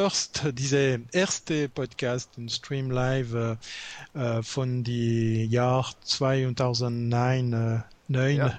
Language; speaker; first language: German; non-native, learner; French